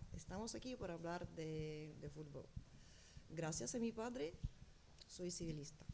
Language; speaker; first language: Spanish; non-native, learner; Ukrainian